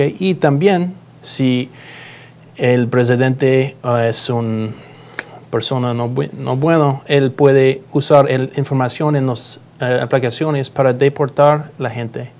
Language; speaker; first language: Spanish; non-native, learner; English